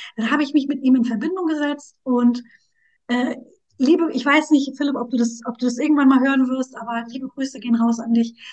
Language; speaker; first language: German; early bilingual, other home language; Turkish